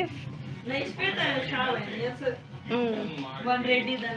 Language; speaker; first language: German; non-native, learner; Hindi